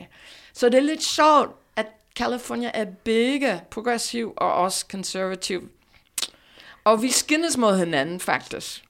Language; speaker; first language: Danish; non-native, fluent; English